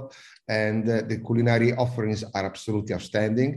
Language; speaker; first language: English; non-native, fluent; Italian